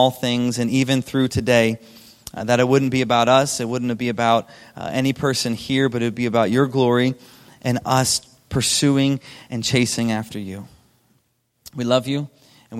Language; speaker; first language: English; native; English